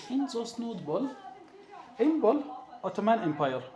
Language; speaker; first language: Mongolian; non-native, learner; Arabic